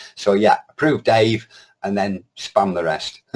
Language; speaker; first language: English; native; English